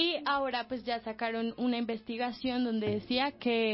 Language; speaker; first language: Spanish; native; Spanish